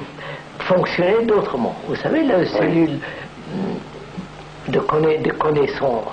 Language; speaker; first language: French; non-native, fluent; Telugu